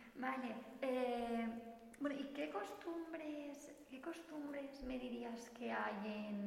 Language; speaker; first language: Spanish; native; Spanish